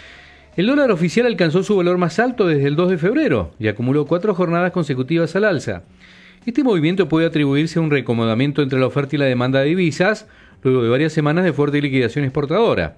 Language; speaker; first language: Spanish; native; Spanish